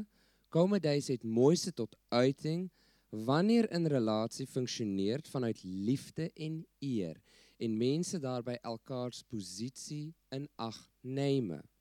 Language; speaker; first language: Dutch; non-native, fluent; English